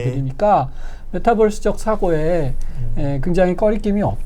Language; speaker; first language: Korean; native; Korean